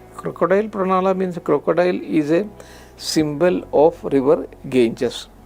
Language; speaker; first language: English; non-native, local second language; Malayalam